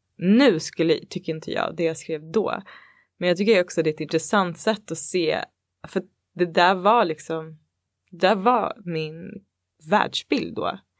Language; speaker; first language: Swedish; early bilingual, other home language; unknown